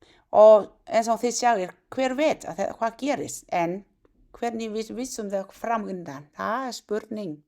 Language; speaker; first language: Icelandic; non-native, learner; Thai